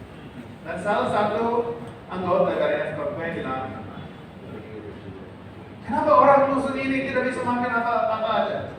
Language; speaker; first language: Indonesian; non-native, fluent; English